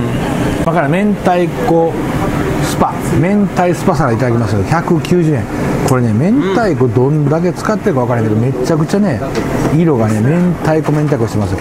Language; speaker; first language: Japanese; native; Japanese